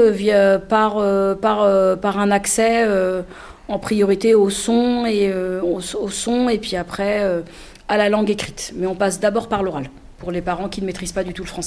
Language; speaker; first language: French; native; French